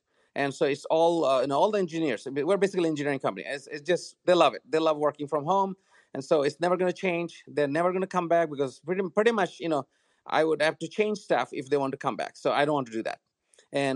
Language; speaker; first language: English; non-native, local second language; Bangla